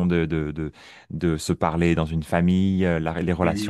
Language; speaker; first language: French; native; French